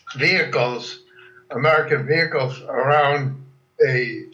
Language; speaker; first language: English; non-native, fluent; German